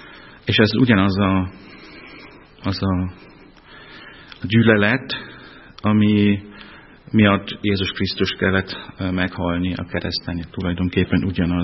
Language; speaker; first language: Hungarian; non-native, fluent; German